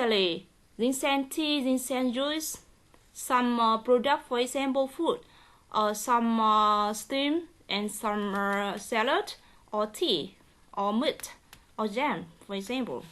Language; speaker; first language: English; non-native, learner; Vietnamese